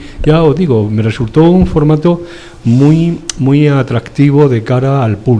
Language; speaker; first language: Spanish; native; Spanish